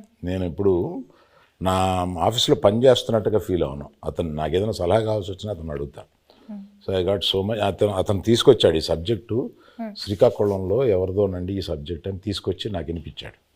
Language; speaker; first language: Telugu; native; Telugu